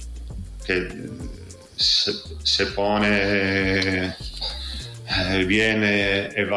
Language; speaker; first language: Spanish; non-native, fluent; Italian